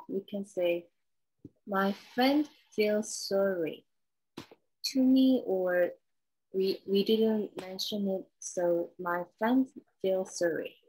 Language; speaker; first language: English; non-native, learner; Korean